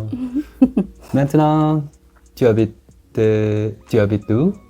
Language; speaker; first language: French; non-native, learner; Korean